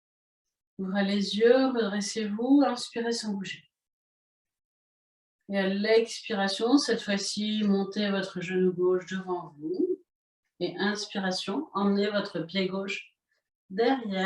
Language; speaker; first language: French; native; French